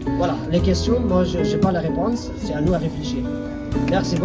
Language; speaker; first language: French; non-native, fluent; Persian